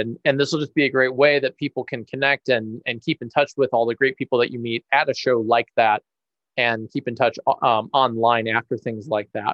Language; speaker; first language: English; native; English